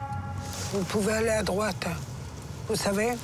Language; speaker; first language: French; non-native, fluent; Persian